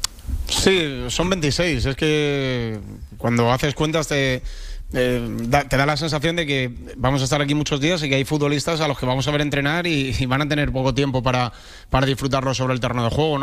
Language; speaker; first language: Spanish; native; Spanish